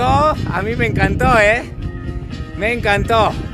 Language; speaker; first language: Spanish; native; Spanish